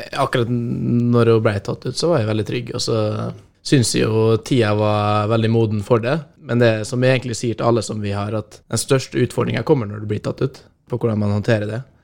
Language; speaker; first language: Norwegian; native; Norwegian